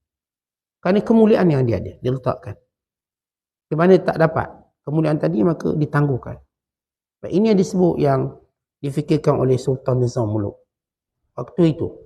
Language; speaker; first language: Malay; native; Malay